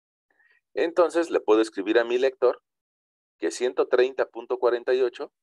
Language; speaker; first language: Spanish; native; Spanish